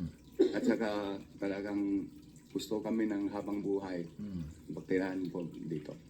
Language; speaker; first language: Filipino; non-native, local second language; Chinese